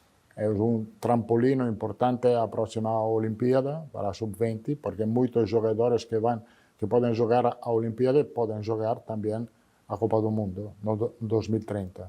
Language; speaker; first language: Portuguese; non-native, fluent; Italian